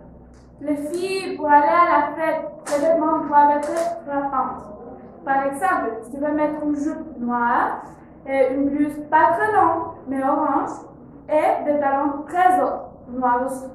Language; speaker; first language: French; non-native, learner; Spanish